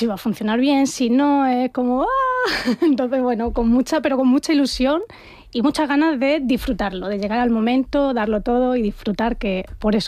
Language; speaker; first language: Spanish; native; Spanish